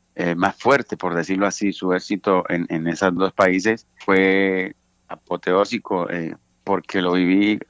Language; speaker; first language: Spanish; native; Spanish